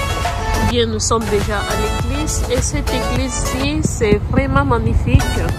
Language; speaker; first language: French; non-native, local second language; Lingala